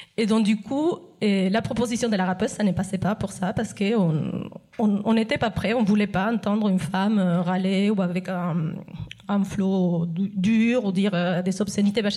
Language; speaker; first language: French; non-native, fluent; Spanish